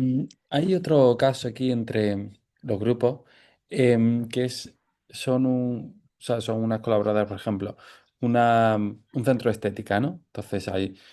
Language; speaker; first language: Spanish; native; Spanish